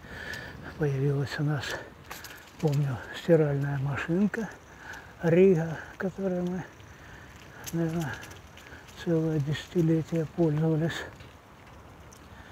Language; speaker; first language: Russian; native; Russian